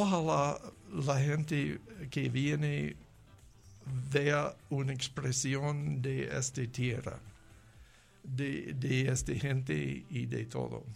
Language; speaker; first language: Spanish; non-native, learner; English